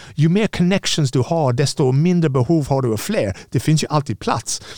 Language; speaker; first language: Swedish; non-native, fluent; English